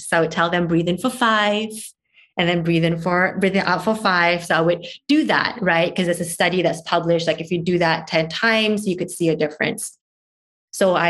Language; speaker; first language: English; non-native, local second language; Malay